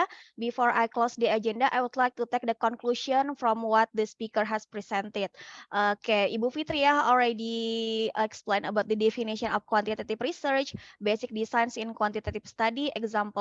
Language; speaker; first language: English; non-native, fluent; Indonesian